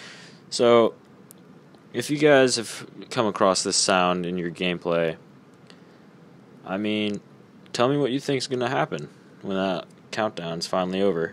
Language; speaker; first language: English; native; English